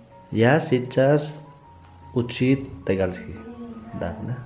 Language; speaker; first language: Russian; non-native, learner; Filipino